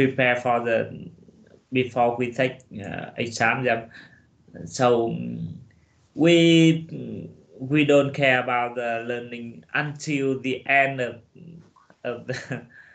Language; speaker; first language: English; non-native, learner; Vietnamese